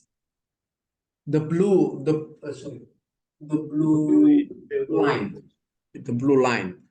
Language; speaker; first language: English; non-native, learner; Indonesian